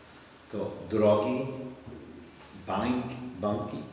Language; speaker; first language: Polish; non-native, learner; English